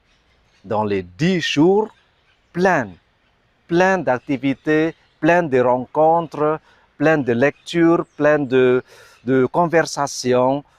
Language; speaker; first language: French; non-native, fluent; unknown